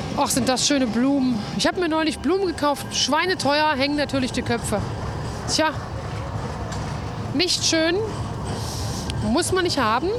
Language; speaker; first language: German; native; German